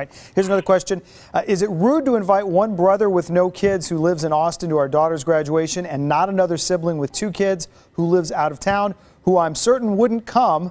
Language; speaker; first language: English; native; English